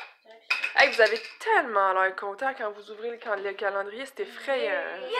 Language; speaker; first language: French; native; French